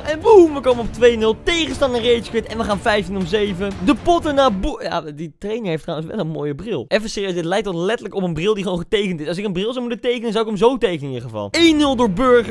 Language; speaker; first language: Dutch; native; Dutch